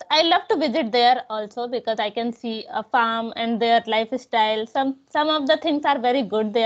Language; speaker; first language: English; non-native, local second language; Hindi